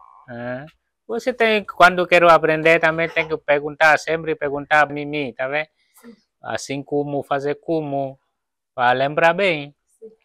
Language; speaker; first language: Portuguese; non-native, learner; Vietnamese